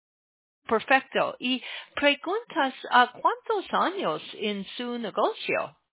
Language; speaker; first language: Spanish; non-native, learner; English